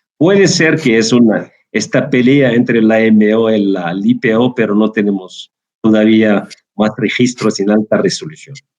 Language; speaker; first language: Spanish; non-native, fluent; Arabic